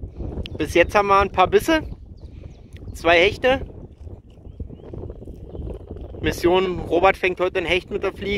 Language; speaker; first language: German; native; German